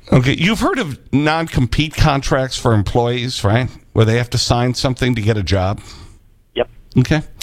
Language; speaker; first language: English; native; English